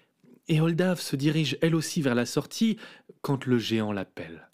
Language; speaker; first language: French; native; French